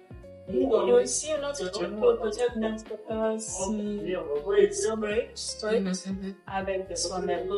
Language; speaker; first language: French; non-native, fluent; German